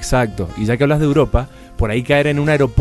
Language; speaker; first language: Spanish; native; Spanish